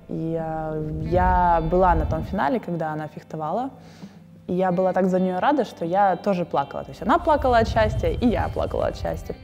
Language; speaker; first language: Russian; native; Russian